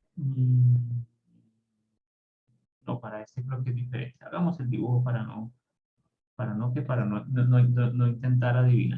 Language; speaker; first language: Spanish; native; Spanish